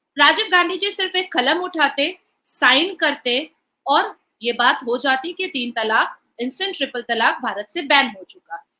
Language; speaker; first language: Hindi; native; Hindi